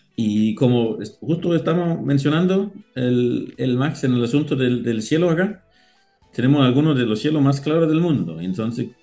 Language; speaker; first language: Spanish; non-native, learner; Danish